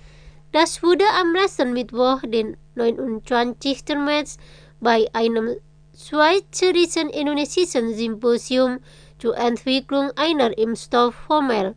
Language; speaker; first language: German; non-native, fluent; Indonesian